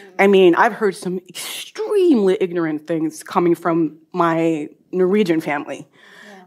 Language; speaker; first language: English; non-native, fluent; Norwegian